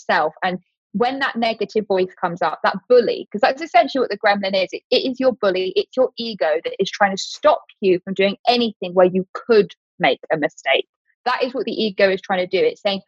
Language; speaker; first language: English; native; English